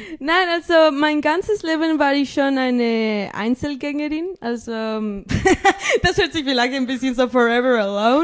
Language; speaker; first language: German; early bilingual, other home language; Spanish